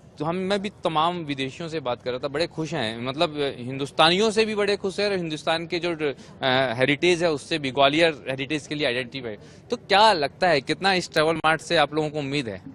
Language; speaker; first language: Hindi; native; Hindi